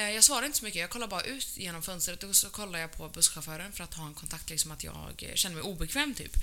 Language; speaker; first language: Swedish; early bilingual, other home language; Arabic